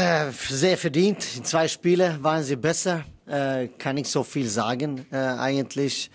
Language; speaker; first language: German; non-native, fluent; Swedish